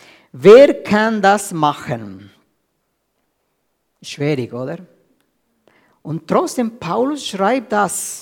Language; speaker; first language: German; non-native, fluent; Spanish